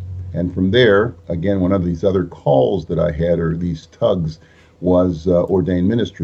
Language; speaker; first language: English; early bilingual, other home language; Spanish